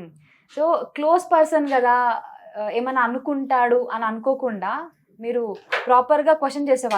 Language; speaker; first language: Telugu; native; Telugu